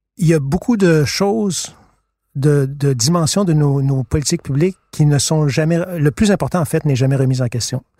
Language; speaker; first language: French; native; French